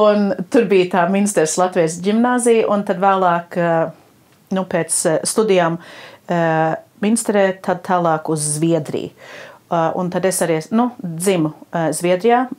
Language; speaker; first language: Latvian; early bilingual, heritage; Latvian